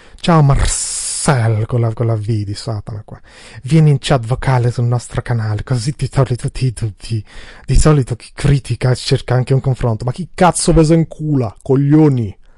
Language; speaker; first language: Italian; early bilingual, other home language; Albanian